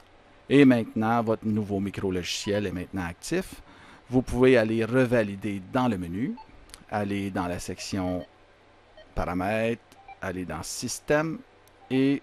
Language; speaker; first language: French; native; French